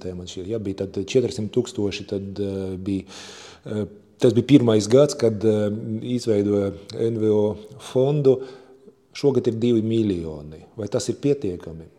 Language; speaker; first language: Latvian; non-native, local second language; Russian